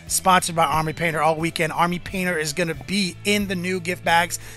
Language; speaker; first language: English; native; English